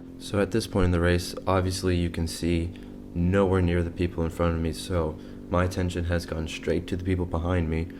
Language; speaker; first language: English; native; English